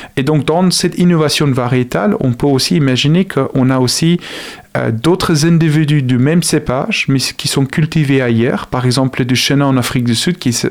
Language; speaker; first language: French; non-native, fluent; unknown